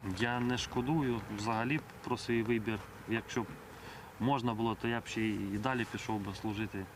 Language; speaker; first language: Ukrainian; native; Ukrainian